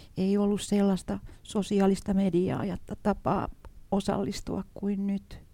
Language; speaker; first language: Finnish; native; Finnish